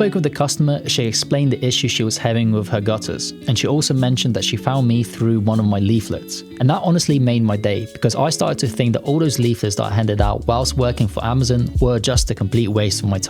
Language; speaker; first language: English; native; English